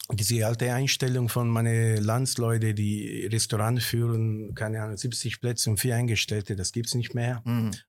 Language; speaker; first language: German; non-native, fluent; Italian